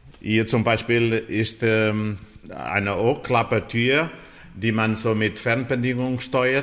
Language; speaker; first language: German; non-native, fluent; Portuguese